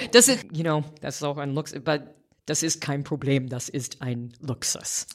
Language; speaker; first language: German; non-native, fluent; English